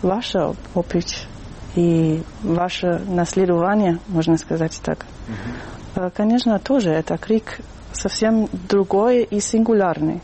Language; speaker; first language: Russian; non-native, fluent; German